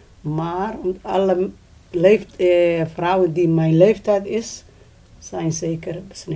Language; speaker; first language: Dutch; non-native, learner; Somali